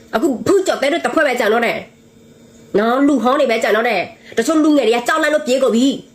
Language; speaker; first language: Burmese; non-native, local second language; Karen languages